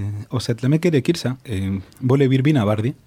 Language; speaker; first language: Turkish; non-native, fluent; Spanish